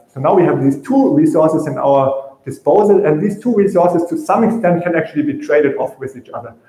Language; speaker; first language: English; non-native, fluent; German